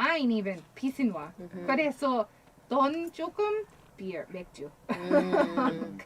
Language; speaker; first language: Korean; non-native, learner; English